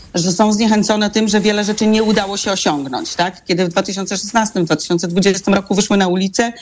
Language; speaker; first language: Polish; native; Polish